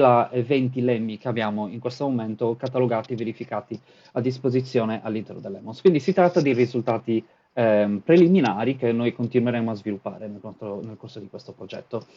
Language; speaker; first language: Italian; native; Italian